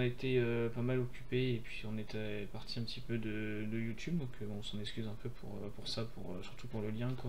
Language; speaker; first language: French; native; French